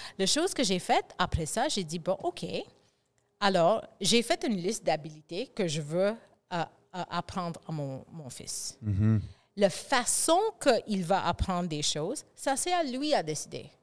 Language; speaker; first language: French; non-native, fluent; English